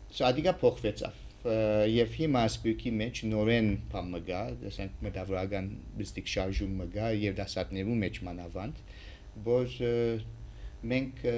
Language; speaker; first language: Armenian; early bilingual, heritage; Armenian